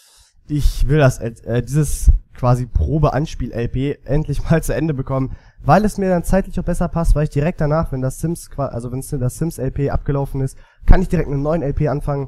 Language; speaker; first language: German; native; German